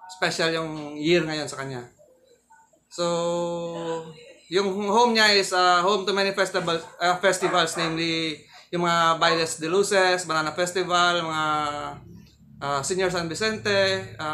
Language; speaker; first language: Filipino; non-native, local second language; Hiligaynon